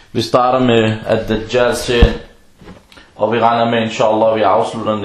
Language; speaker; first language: Danish; non-native, fluent; Arabic